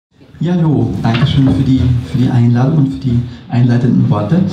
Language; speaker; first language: German; native; German